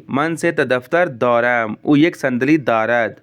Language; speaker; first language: Persian; non-native, fluent; Urdu